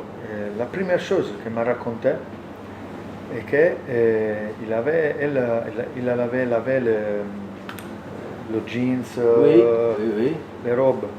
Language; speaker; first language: French; non-native, learner; Italian